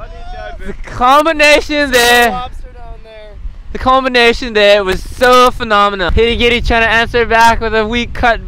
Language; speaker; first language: English; native; English